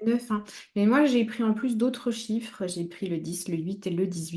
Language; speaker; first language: French; native; French